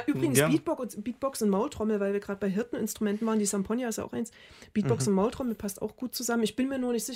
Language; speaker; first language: German; native; German